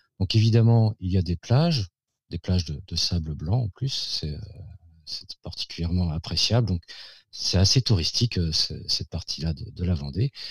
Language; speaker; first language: French; native; French